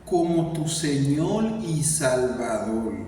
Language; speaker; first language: Spanish; non-native, learner; Haitian Creole